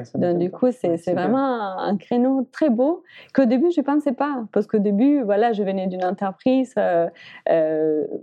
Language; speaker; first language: French; non-native, fluent; Spanish